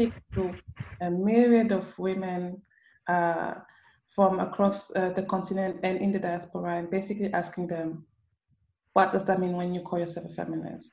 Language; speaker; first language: English; non-native, local second language; French